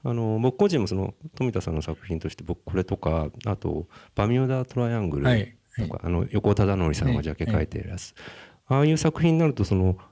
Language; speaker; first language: Japanese; native; Japanese